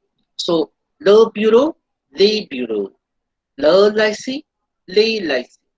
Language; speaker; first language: French; non-native, fluent; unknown